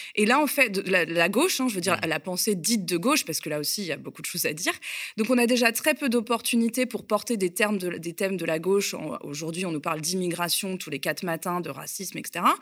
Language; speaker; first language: French; native; French